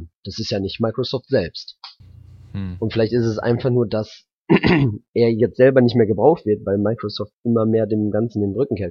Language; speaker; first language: German; native; German